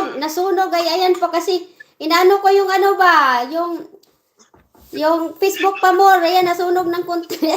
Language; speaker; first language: Filipino; non-native, local second language; Cebuano